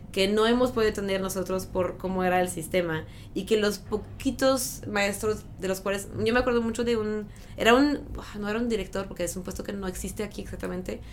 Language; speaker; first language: Spanish; non-native, fluent; French